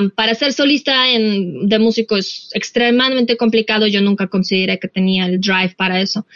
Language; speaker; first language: Spanish; non-native, fluent; Russian